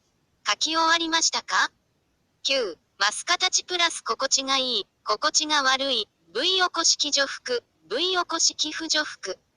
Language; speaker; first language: Japanese; non-native, fluent; Chinese